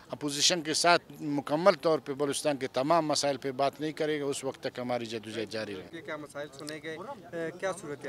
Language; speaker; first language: Urdu; non-native, local second language; Baluchi